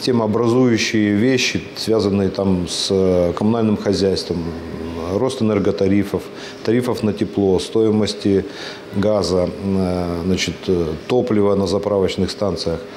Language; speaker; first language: Russian; native; Russian